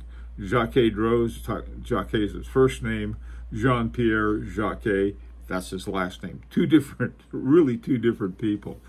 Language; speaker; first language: English; native; English